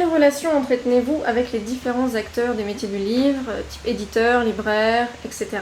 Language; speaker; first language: French; native; French